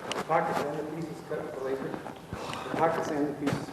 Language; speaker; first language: English; native; English